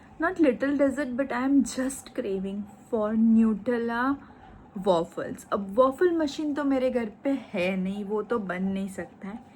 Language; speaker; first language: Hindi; non-native, local second language; Gujarati